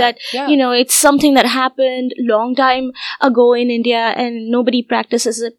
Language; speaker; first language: English; non-native, local second language; Hindi